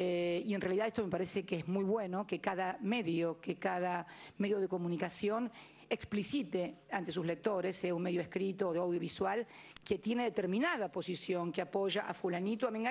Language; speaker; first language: Spanish; native; Spanish